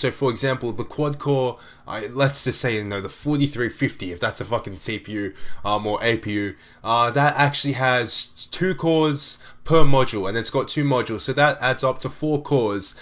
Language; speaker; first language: English; native; English